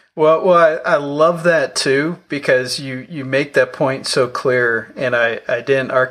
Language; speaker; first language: English; native; English